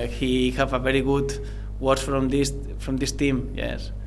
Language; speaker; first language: English; non-native, learner; Spanish